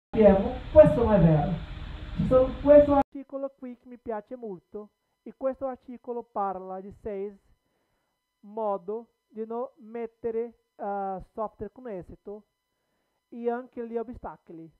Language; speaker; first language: Italian; non-native, learner; Portuguese